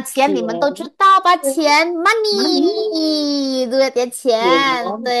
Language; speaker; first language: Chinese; non-native, fluent; Indonesian